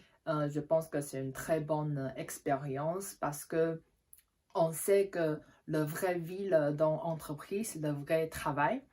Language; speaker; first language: French; non-native, fluent; Chinese